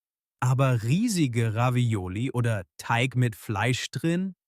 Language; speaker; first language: German; non-native, fluent; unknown